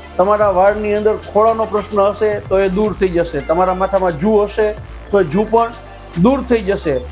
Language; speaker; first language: Gujarati; native; Gujarati